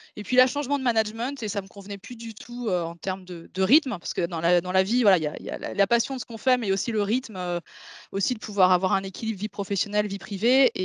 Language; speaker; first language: French; native; French